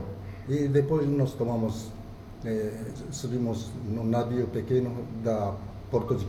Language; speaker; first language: Portuguese; non-native, fluent; Japanese